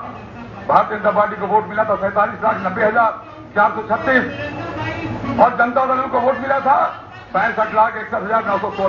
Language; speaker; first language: Hindi; native; Hindi